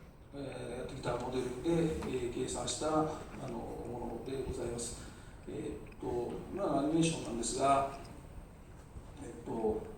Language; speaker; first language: Japanese; native; Japanese